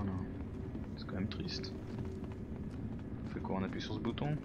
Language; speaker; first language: French; native; French